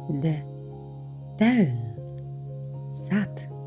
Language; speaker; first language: Dutch; non-native, fluent; Ukrainian